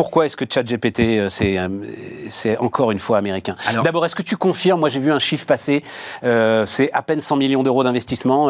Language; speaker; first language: French; native; French